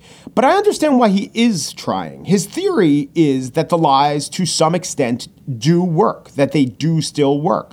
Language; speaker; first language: English; native; English